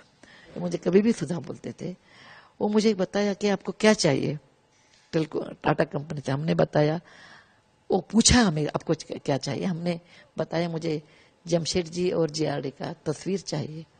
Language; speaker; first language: Hindi; non-native, local second language; Kannada